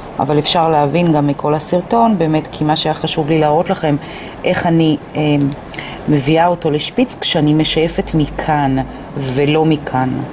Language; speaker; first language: Hebrew; native; Hebrew